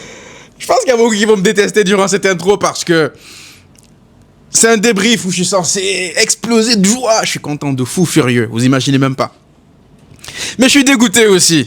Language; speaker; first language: French; native; French